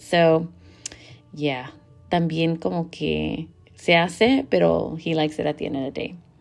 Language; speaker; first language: Spanish; early bilingual, heritage; Spanish